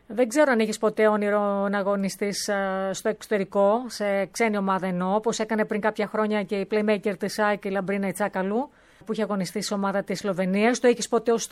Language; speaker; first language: Greek; native; Greek